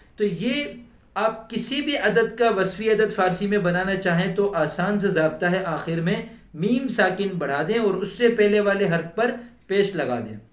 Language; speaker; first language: Urdu; native; Urdu